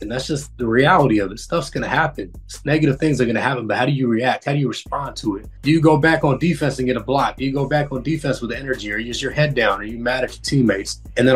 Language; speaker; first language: English; native; English